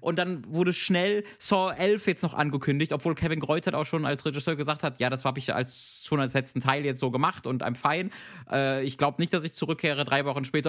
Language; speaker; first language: German; native; German